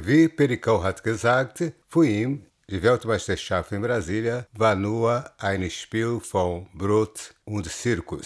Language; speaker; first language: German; non-native, learner; Portuguese